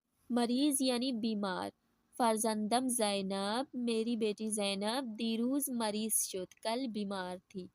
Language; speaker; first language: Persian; non-native, fluent; Urdu